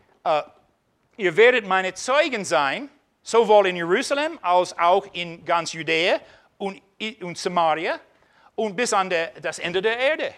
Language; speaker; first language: German; non-native, fluent; English